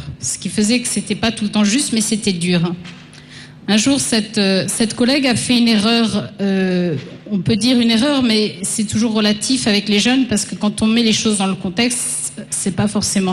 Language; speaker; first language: French; native; French